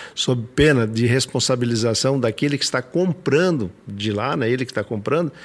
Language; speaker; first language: Portuguese; native; Portuguese